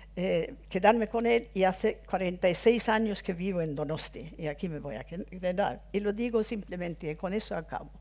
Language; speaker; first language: Spanish; non-native, fluent; Swedish